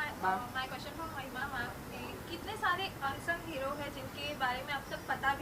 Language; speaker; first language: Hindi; native; Hindi